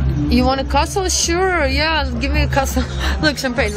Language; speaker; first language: English; non-native, fluent; Russian